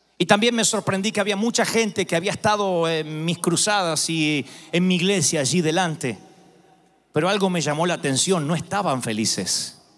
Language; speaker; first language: Spanish; native; Spanish